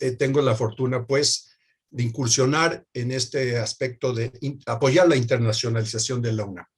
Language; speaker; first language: Spanish; native; Spanish